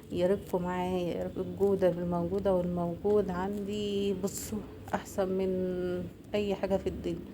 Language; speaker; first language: Arabic; native; Arabic